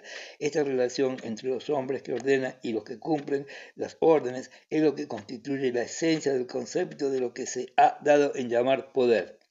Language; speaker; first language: Spanish; native; Spanish